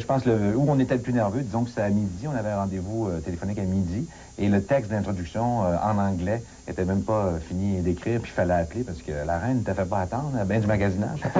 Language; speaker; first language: French; native; French